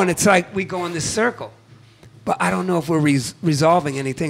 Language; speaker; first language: English; native; English